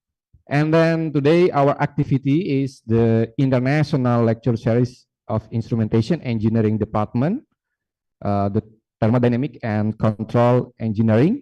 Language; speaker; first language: English; non-native, fluent; Indonesian